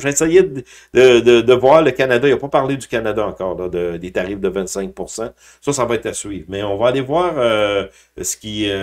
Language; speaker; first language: French; native; French